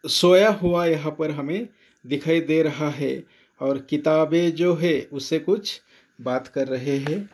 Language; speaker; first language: Hindi; non-native, local second language; Marathi